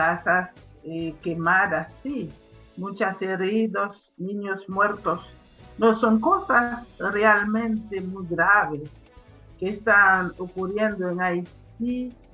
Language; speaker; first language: Spanish; non-native, fluent; Haitian Creole